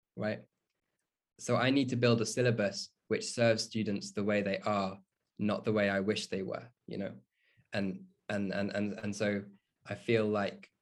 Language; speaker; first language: English; native; English